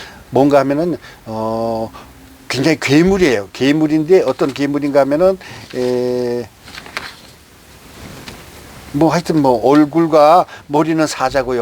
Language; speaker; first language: Korean; native; Korean